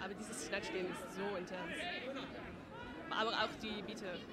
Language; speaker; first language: German; non-native, learner; Dutch